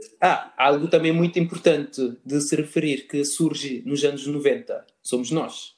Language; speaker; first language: Portuguese; non-native, local second language; Kabuverdianu